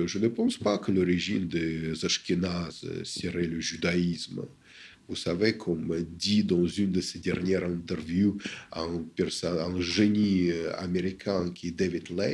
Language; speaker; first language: French; non-native, fluent; Russian